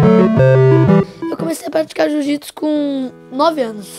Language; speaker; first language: Portuguese; early bilingual, heritage; Portuguese